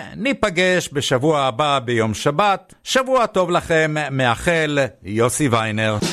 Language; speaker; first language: Hebrew; native; Hebrew